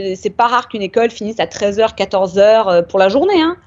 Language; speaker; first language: French; native; French